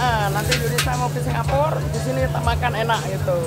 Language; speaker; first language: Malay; non-native, local second language; Indonesian